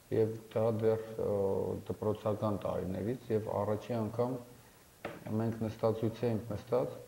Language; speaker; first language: Armenian; native; Armenian